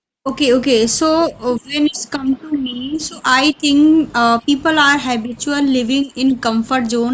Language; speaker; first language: English; non-native, learner; Hindi